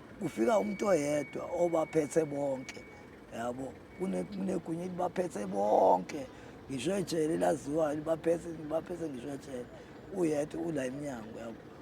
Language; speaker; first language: Zulu; non-native, local second language; Xhosa